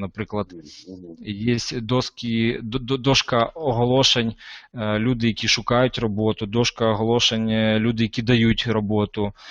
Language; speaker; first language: Ukrainian; non-native, local second language; Russian